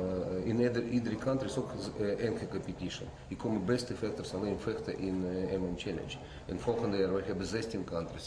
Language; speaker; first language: Dutch; non-native, learner; Russian